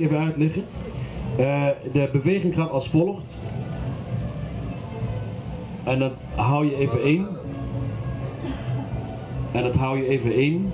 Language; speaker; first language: Dutch; non-native, fluent; Arabic